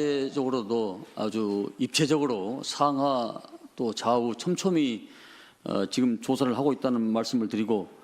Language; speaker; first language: Korean; native; Korean